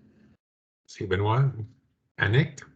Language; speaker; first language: French; non-native, learner; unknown